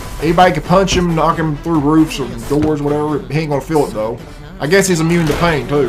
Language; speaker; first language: English; native; English